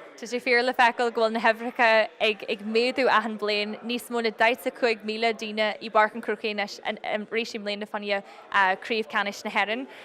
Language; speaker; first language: Irish; native; Irish